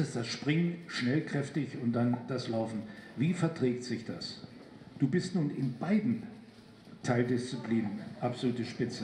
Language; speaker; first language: German; native; German